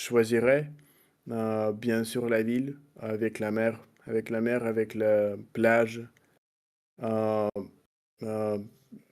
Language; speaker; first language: French; non-native, learner; Russian